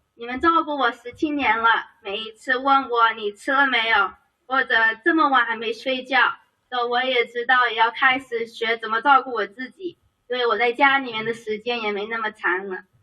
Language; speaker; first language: Chinese; early bilingual, heritage; Chinese